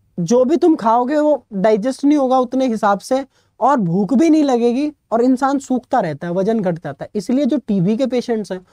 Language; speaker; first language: Hindi; native; Hindi